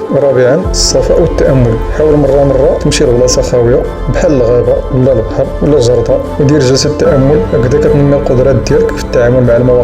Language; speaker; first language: Arabic; native; Arabic